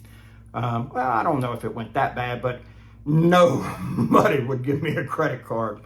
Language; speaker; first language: English; native; English